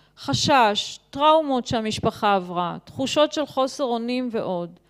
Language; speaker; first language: Hebrew; native; Hebrew